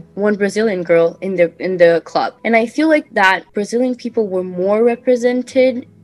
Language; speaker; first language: English; non-native, fluent; Portuguese